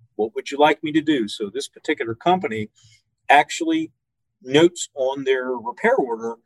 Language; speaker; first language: English; native; English